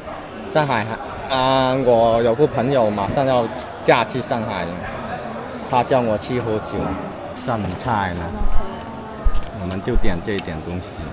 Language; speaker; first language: Chinese; non-native, fluent; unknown